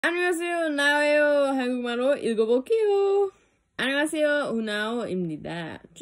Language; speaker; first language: Korean; non-native, learner; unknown